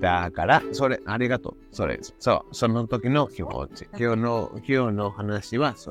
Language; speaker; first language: Japanese; non-native, learner; Spanish